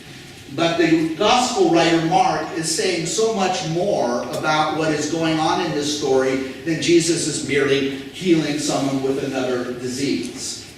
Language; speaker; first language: English; native; English